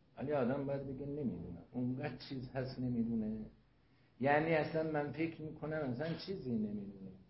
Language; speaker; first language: Persian; non-native, local second language; Azerbaijani